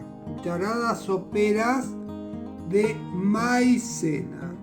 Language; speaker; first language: Spanish; native; Spanish